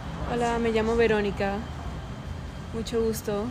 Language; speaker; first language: Spanish; early bilingual, other home language; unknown